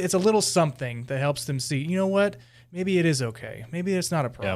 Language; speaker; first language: English; native; English